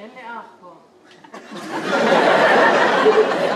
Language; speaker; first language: Hebrew; non-native, local second language; Arabic